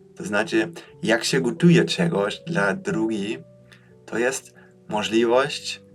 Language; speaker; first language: Polish; non-native, fluent; German